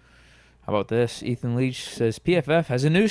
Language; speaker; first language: English; native; English